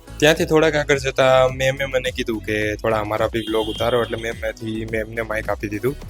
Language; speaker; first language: Gujarati; native; Gujarati